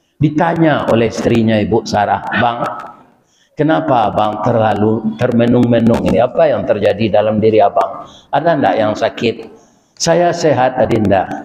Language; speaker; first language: Malay; non-native, local second language; Minangkabau